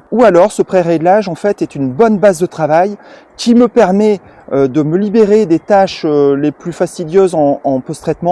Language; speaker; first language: French; native; French